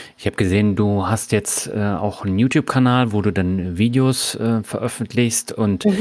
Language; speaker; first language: German; native; German